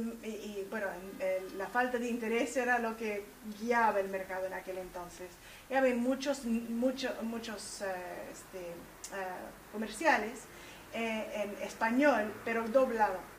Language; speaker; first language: Spanish; early bilingual, heritage; Spanish